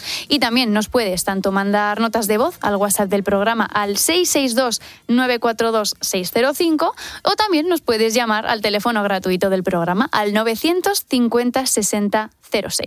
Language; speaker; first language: Spanish; native; Spanish